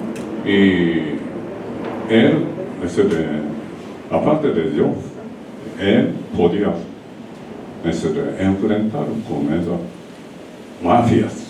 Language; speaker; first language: Spanish; non-native, learner; Japanese